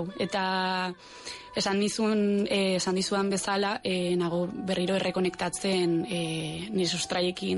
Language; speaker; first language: Basque; non-native, local second language; Spanish